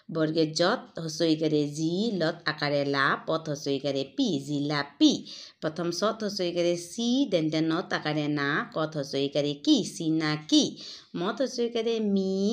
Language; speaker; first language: Assamese; native; Assamese